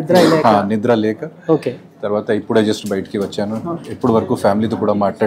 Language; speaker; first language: Telugu; non-native, fluent; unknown